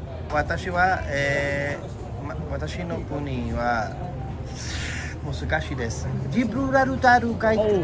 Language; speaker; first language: Japanese; non-native, learner; English